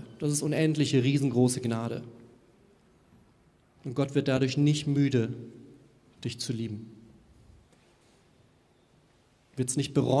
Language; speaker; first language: German; native; German